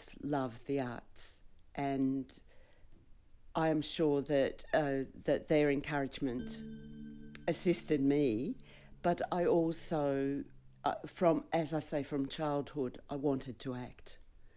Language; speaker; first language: English; native; English